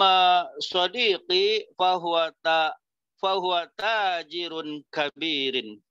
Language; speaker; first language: Arabic; non-native, learner; Indonesian